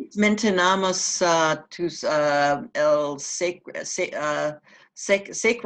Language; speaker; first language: Spanish; non-native, learner; English